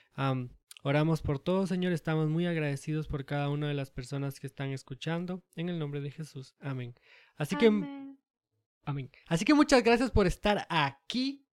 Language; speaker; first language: Spanish; early bilingual, heritage; Spanish